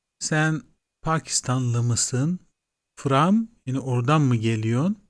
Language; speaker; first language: Turkish; non-native, fluent; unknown